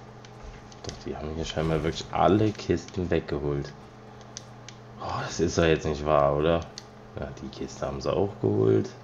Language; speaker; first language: German; native; German